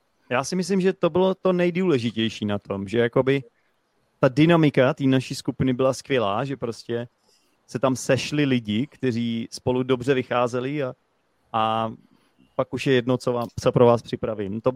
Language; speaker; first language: Czech; native; Czech